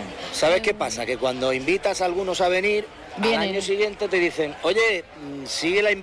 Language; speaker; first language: Spanish; native; Spanish